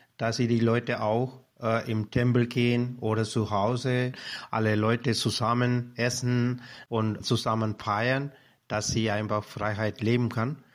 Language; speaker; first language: German; non-native, learner; Tamil